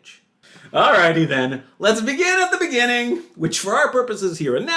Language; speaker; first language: English; native; English